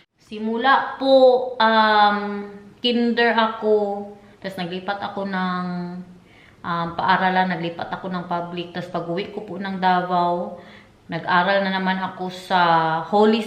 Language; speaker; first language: Filipino; non-native, local second language; Cebuano